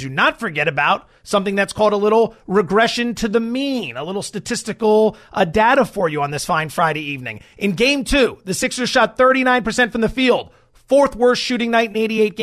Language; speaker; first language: English; native; English